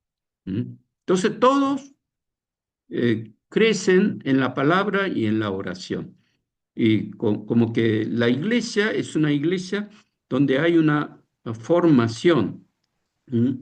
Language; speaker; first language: Spanish; non-native, fluent; Korean